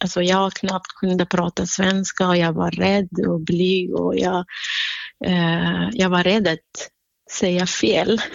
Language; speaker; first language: Swedish; non-native, fluent; Central Kurdish